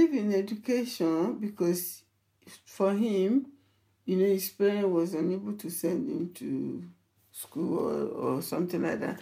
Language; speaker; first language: English; non-native, local second language; Yoruba